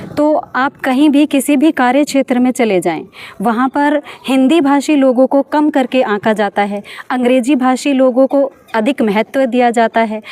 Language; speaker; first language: Hindi; native; Hindi